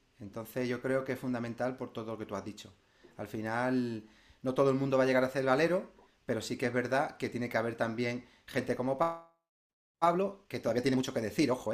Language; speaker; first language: Spanish; native; Spanish